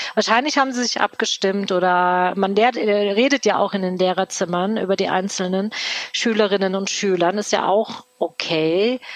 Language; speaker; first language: German; early bilingual, other home language; Turkish